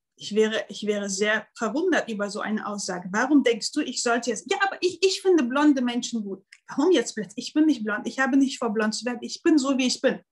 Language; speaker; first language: German; non-native, fluent; Russian